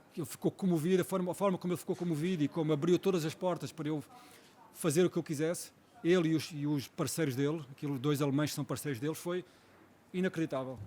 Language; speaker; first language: Portuguese; native; Portuguese